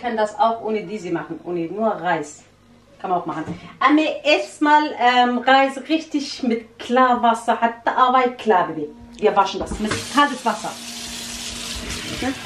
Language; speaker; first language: German; non-native, learner; Central Kurdish